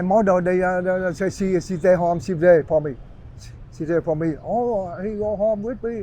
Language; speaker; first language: English; non-native, learner; Vietnamese